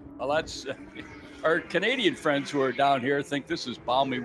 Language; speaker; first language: English; native; English